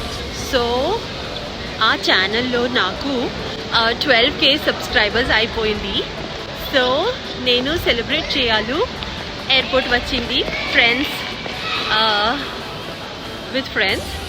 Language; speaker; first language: Telugu; non-native, learner; Kannada